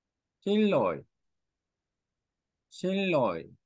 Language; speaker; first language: Vietnamese; non-native, learner; Korean